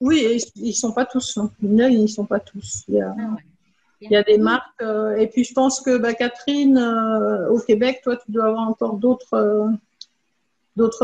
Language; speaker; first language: French; native; French